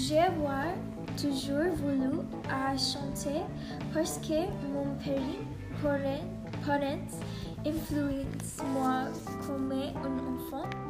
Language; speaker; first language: French; non-native, learner; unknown